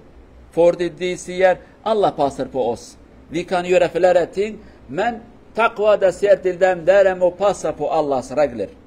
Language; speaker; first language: Swedish; non-native, learner; Kurdish